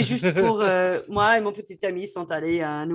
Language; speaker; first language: French; non-native, fluent; English